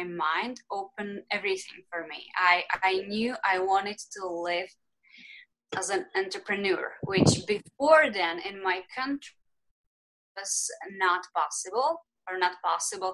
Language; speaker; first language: English; non-native, fluent; Czech